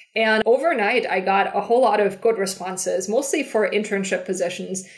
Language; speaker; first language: English; non-native, fluent; German